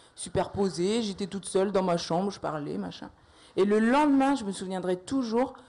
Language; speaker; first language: French; native; French